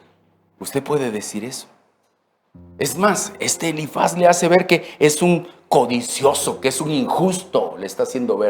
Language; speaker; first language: Spanish; native; Spanish